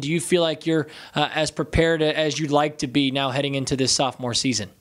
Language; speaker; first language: English; native; English